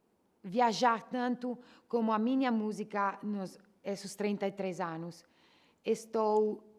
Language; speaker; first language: Portuguese; non-native, fluent; Italian